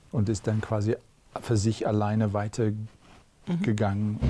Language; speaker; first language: German; non-native, fluent; English